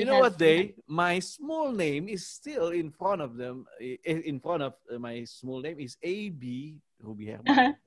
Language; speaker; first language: English; non-native, learner; Indonesian